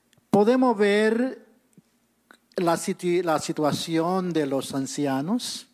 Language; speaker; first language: Spanish; early bilingual, other home language; Haitian Creole